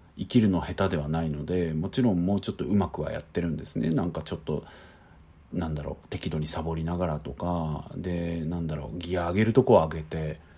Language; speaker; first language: Japanese; native; Japanese